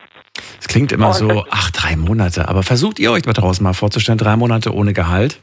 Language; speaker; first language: German; native; German